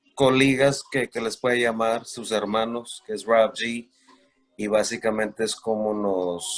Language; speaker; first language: Spanish; early bilingual, heritage; Spanish